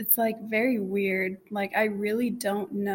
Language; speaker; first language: English; native; English